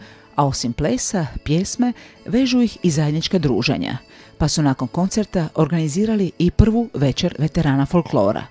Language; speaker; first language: Croatian; native; Croatian